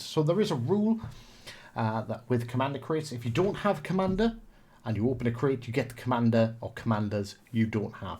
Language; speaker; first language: English; native; English